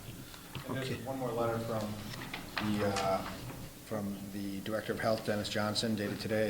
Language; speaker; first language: English; native; English